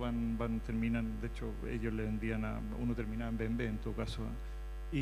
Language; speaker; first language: Spanish; native; Spanish